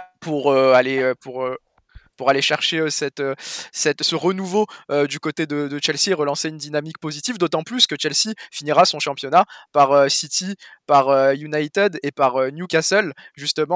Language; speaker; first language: French; native; French